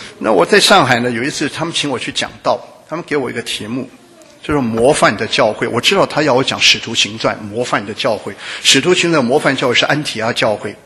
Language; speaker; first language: Chinese; non-native, local second language; Hakka Chinese